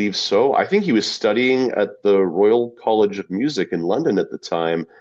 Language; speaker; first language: English; native; English